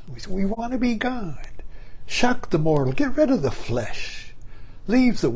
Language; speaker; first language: English; native; English